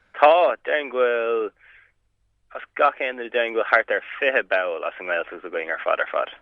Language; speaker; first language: Irish; native; Irish